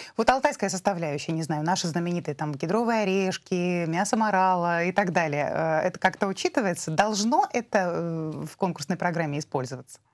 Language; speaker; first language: Russian; native; Russian